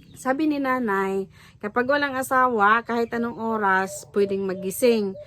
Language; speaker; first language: Filipino; non-native, local second language; Cebuano